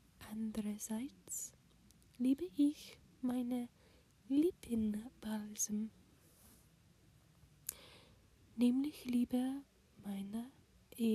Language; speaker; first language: German; non-native, learner; English